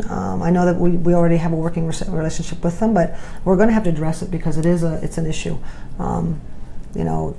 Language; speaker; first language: English; native; English